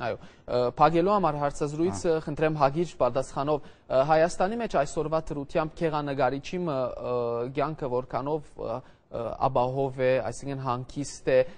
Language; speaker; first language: Armenian; early bilingual, heritage; Armenian